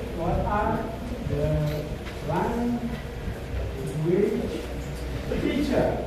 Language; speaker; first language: English; non-native, fluent; Indonesian